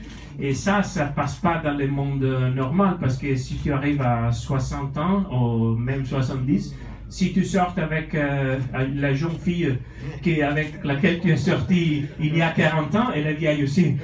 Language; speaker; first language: French; non-native, fluent; Italian